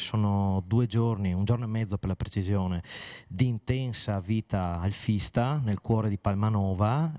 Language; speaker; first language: Italian; native; Italian